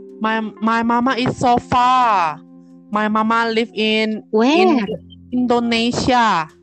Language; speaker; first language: English; non-native, learner; Thai